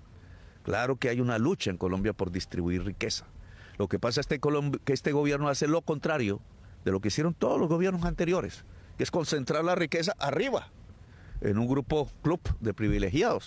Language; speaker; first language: Spanish; native; Spanish